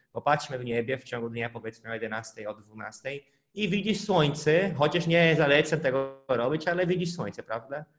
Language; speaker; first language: Polish; non-native, fluent; Portuguese